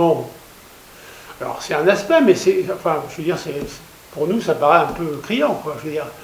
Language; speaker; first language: French; native; French